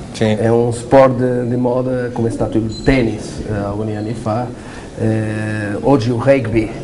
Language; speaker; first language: Italian; non-native, learner; Portuguese